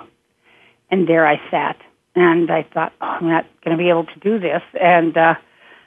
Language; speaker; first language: English; native; English